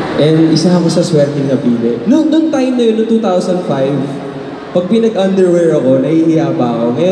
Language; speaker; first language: Filipino; native; Filipino